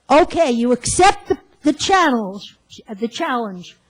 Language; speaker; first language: English; native; English